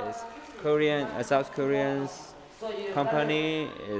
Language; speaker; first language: English; non-native, learner; Korean